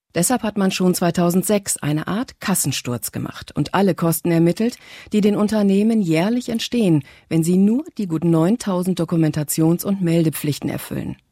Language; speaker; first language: German; native; German